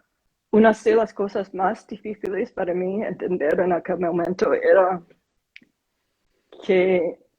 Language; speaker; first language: Spanish; non-native, fluent; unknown